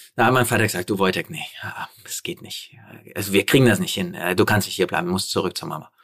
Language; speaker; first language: German; early bilingual, other home language; Polish